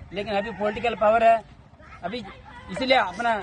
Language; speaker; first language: Hindi; non-native, local second language; Telugu